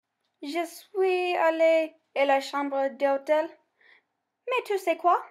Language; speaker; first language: French; non-native, learner; English